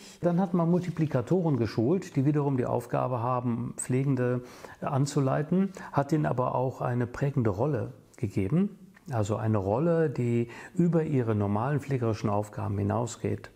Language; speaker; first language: German; native; German